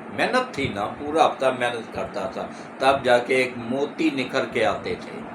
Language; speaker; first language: Urdu; non-native, local second language; Punjabi